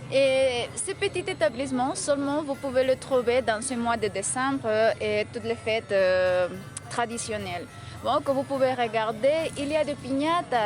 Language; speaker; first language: French; non-native, fluent; Spanish